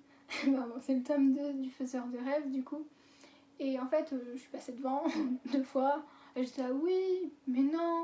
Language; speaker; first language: French; native; French